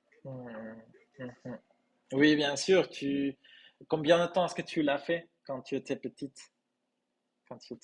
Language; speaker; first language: French; non-native, fluent; Spanish